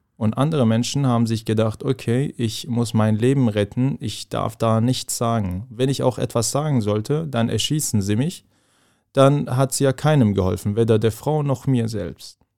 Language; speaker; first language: German; non-native, fluent; Persian